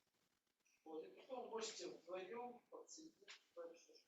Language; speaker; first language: Russian; native; Russian